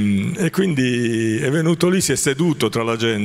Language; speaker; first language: Italian; native; Italian